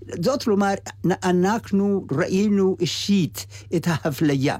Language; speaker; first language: Hebrew; non-native, fluent; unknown